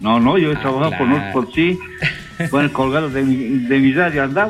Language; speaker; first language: Spanish; native; Spanish